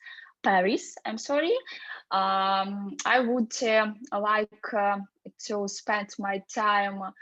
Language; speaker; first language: English; non-native, fluent; Russian